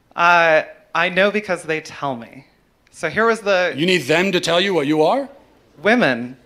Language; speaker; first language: English; native; English